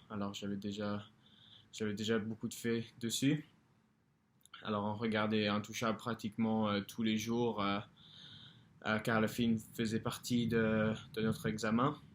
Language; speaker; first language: French; non-native, fluent; English